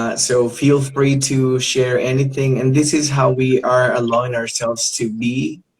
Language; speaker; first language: English; non-native, fluent; Spanish